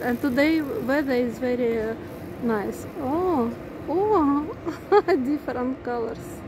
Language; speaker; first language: English; non-native, learner; Russian